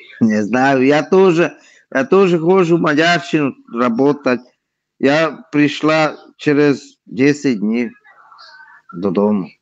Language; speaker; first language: Ukrainian; non-native, local second language; Hungarian